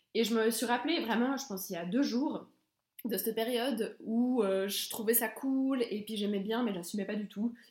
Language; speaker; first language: French; native; French